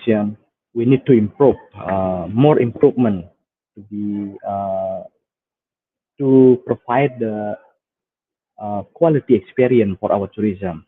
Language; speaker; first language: English; non-native, fluent; Indonesian